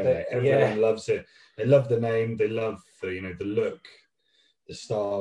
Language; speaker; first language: English; native; English